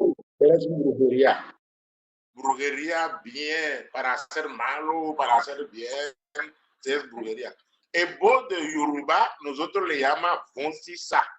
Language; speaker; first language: Spanish; non-native, learner; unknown